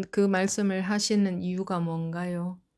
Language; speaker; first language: Korean; native; Korean